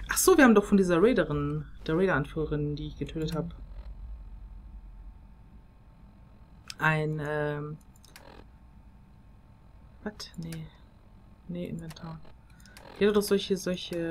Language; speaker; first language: German; native; German